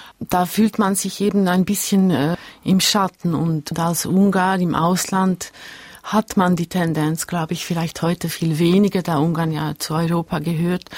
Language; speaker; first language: German; early bilingual, other home language; Hungarian